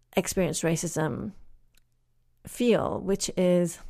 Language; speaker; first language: English; native; English